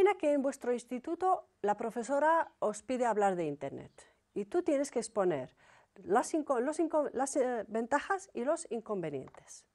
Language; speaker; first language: Spanish; non-native, fluent; Arabic